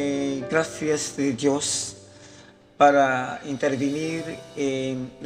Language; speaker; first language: Spanish; non-native, learner; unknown